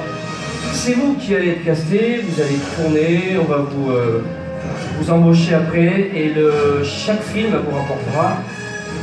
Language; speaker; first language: French; native; French